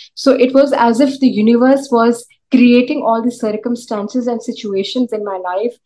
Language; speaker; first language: English; early bilingual, other home language; Urdu